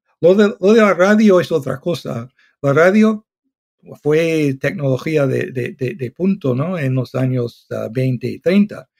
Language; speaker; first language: Spanish; non-native, fluent; English